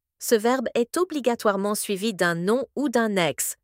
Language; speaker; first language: French; native; French